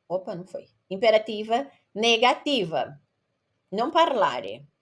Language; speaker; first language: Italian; non-native, fluent; Portuguese